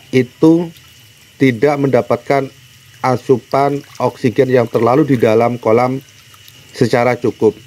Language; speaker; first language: Indonesian; native; Indonesian